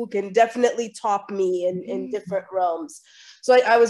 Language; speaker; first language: English; non-native, local second language; Yoruba